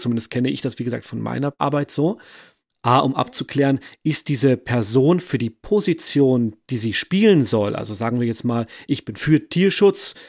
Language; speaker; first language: German; native; German